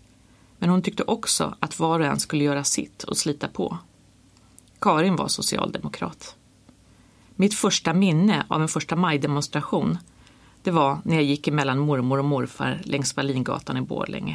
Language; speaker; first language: Swedish; native; Swedish